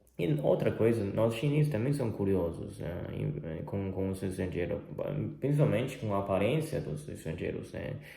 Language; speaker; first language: Portuguese; non-native, fluent; Chinese